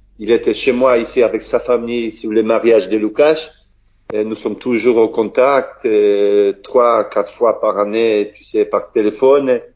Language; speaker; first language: French; non-native, learner; Polish